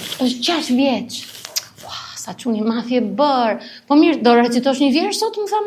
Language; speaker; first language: Albanian; native; Albanian